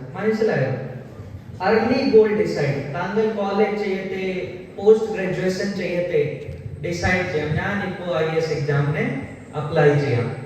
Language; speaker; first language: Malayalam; non-native, learner; Hindi